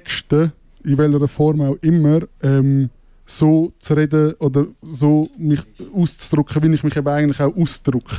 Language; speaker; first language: German; native; German